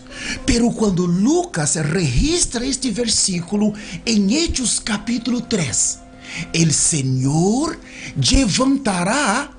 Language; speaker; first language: Spanish; non-native, learner; Portuguese